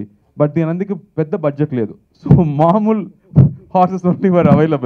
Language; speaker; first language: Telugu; non-native, learner; Tamil